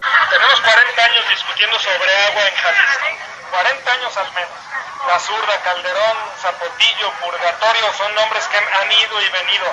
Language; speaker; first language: Spanish; native; Spanish